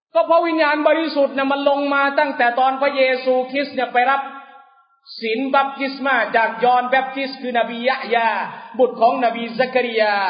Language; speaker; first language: Thai; native; Thai